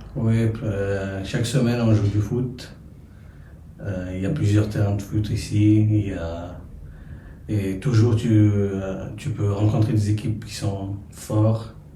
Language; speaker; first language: French; non-native, local second language; Arabic